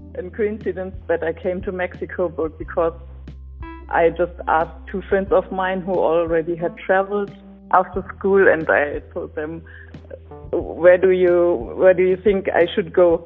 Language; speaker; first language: English; non-native, fluent; German